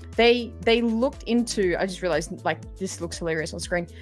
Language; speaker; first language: English; native; English